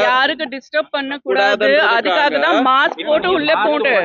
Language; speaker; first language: Tamil; non-native, local second language; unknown